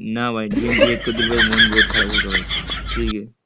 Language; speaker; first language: Hindi; non-native, local second language; Bangla